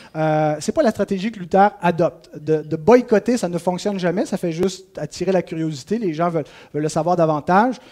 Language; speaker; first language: French; native; French